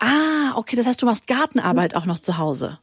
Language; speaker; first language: German; native; German